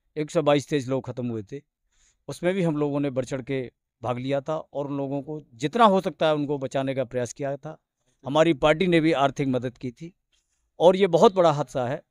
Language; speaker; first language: Hindi; native; Hindi